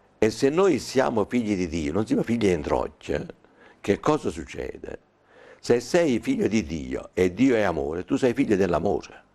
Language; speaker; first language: Italian; native; Italian